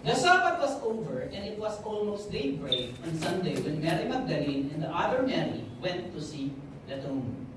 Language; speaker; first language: English; non-native, local second language; Filipino